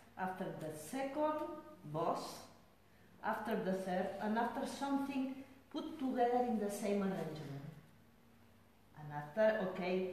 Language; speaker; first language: English; non-native, learner; Spanish